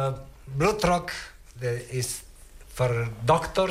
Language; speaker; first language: German; non-native, learner; Italian